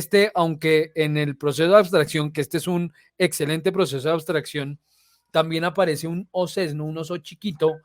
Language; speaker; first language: Spanish; native; Spanish